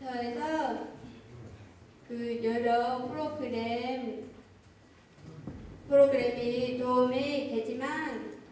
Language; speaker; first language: Korean; non-native, learner; Vietnamese